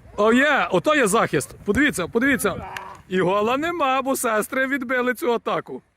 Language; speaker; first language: Ukrainian; native; Ukrainian